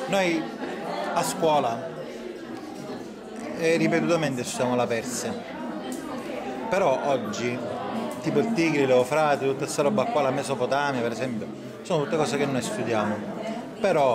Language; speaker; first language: Italian; native; Italian